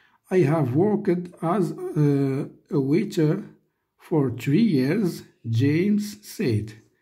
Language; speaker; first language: English; non-native, fluent; Arabic